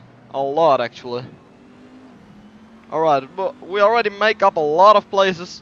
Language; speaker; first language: English; non-native, fluent; Dutch